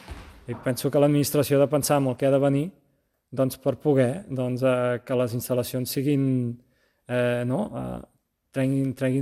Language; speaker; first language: Catalan; native; Catalan